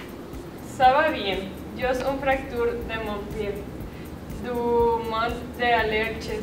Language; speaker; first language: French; non-native, learner; Spanish